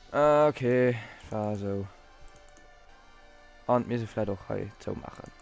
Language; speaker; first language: German; non-native, local second language; Luxembourgish